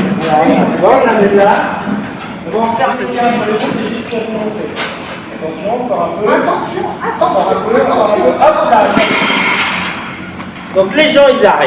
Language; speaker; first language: French; native; French